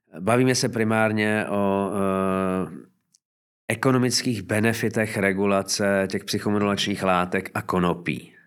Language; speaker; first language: Czech; native; Czech